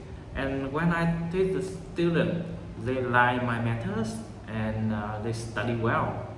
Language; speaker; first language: English; non-native, learner; Vietnamese